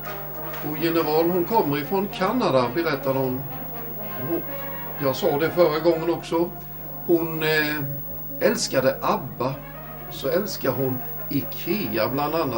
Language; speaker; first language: Swedish; native; Swedish